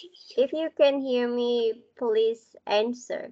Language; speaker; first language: English; non-native, learner; Vietnamese